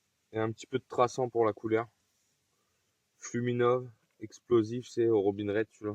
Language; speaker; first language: French; native; French